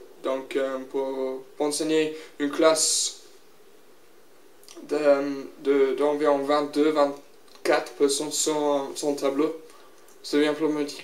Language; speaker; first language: French; non-native, learner; English